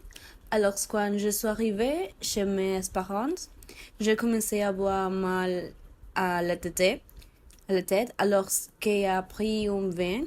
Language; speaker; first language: French; non-native, learner; Spanish